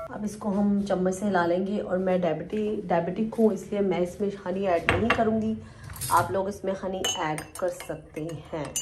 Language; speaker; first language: Urdu; native; Urdu